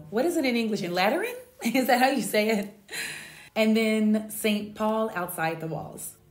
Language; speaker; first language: English; native; English